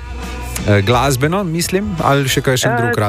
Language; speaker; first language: Slovenian; native; Slovenian